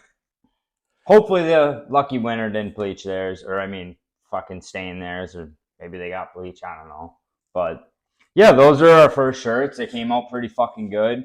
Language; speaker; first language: English; native; English